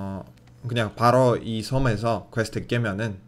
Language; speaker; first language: Korean; non-native, fluent; Russian